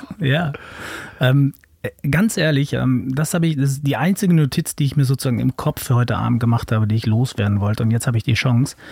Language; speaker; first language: German; native; German